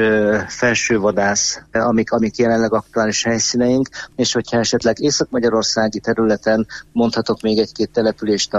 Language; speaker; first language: Hungarian; native; Hungarian